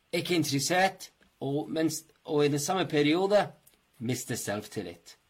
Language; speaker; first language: Norwegian; non-native, fluent; English